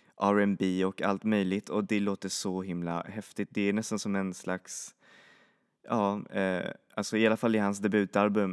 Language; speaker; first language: Swedish; native; Swedish